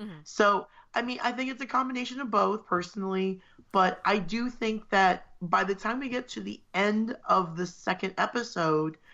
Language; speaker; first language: English; native; English